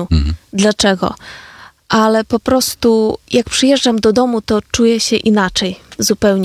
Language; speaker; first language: Polish; non-native, fluent; Ukrainian